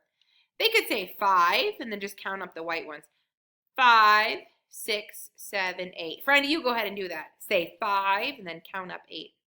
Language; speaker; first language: English; native; English